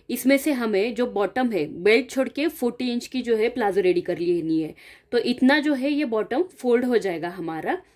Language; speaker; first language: Hindi; non-native, local second language; Marathi